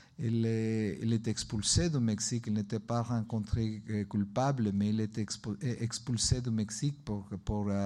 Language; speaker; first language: French; non-native, learner; Spanish